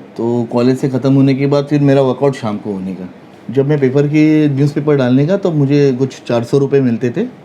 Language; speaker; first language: Hindi; non-native, local second language; Marathi